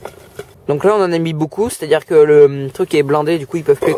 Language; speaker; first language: French; native; French